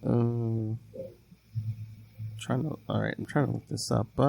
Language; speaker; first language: English; native; English